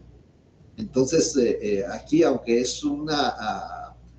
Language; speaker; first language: Spanish; native; Spanish